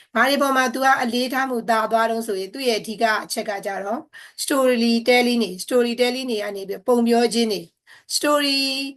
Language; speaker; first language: Burmese; native; Burmese